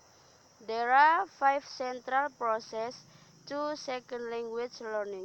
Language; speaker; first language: English; non-native, learner; Indonesian